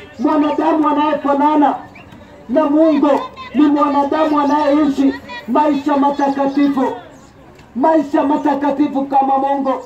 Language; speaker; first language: Swahili; non-native, local second language; Kikuyu